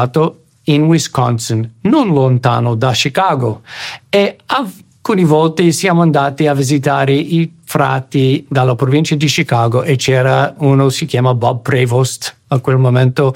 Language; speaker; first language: Italian; non-native, fluent; English